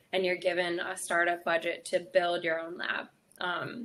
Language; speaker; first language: English; native; English